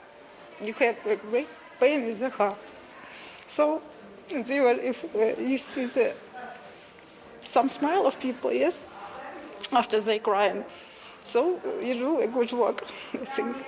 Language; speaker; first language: English; non-native, fluent; Ukrainian